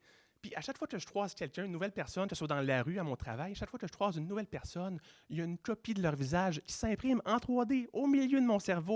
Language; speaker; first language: French; native; French